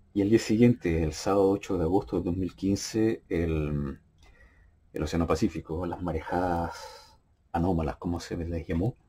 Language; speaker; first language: Spanish; native; Spanish